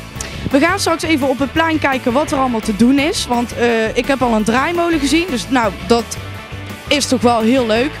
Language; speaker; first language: Dutch; native; Dutch